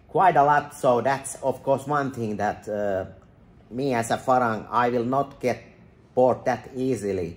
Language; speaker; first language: English; non-native, fluent; Finnish